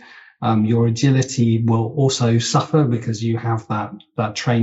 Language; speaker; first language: English; native; English